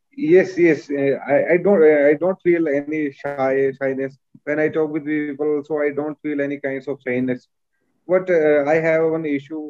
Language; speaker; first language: English; non-native, local second language; Hindi